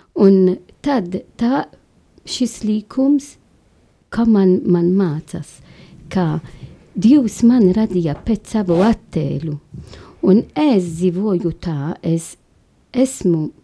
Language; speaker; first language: Latvian; non-native, fluent; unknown